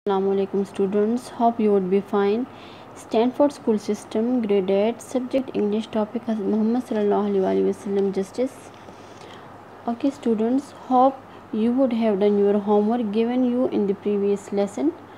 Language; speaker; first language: English; non-native, local second language; Urdu